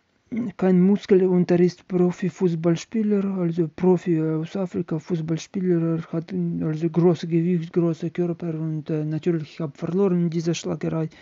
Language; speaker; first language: German; non-native, learner; Ukrainian